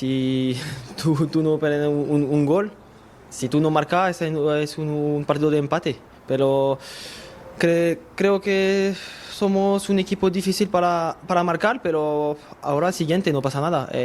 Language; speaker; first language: Spanish; non-native, learner; French